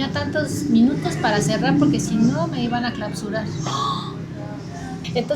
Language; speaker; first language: Spanish; native; Spanish